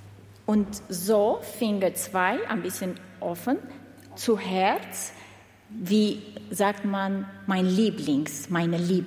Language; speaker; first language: German; non-native, learner; Armenian